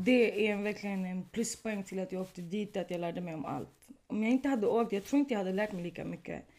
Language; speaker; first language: Swedish; early bilingual, other home language; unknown